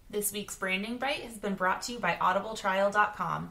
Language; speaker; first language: English; native; English